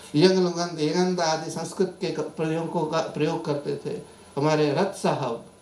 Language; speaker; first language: Hindi; non-native, local second language; Marathi